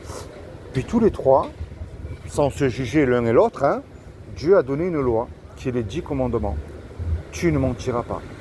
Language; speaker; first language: French; native; French